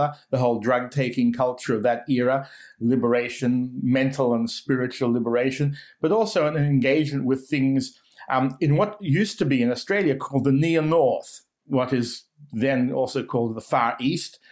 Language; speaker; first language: English; native; English